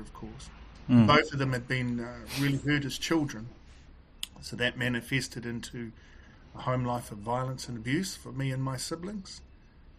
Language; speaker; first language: English; native; English